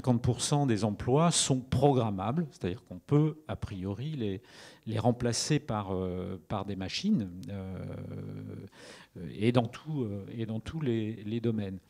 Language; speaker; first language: French; native; French